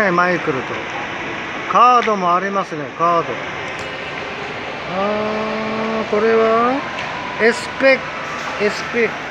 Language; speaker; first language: Japanese; native; Japanese